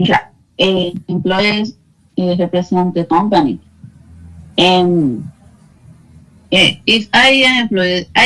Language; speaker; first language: English; non-native, learner; Spanish